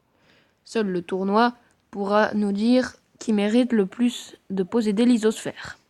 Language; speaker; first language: French; native; French